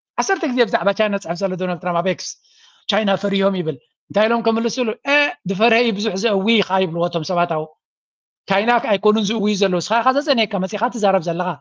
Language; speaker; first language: Tigrinya; native; Tigrinya